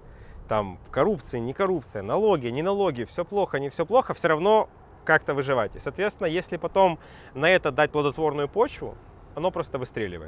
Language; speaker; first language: Russian; native; Russian